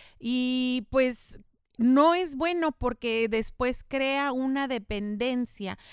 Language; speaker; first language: Spanish; native; Spanish